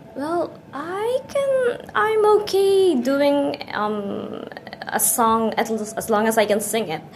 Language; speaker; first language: English; non-native, local second language; Filipino